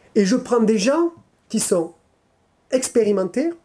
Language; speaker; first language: French; native; French